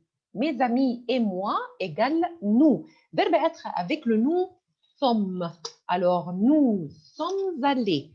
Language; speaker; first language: French; non-native, fluent; Arabic